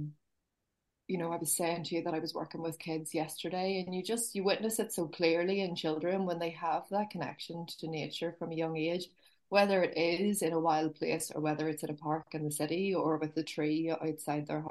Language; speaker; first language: English; native; English